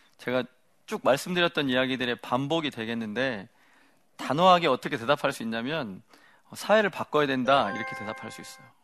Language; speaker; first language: Korean; native; Korean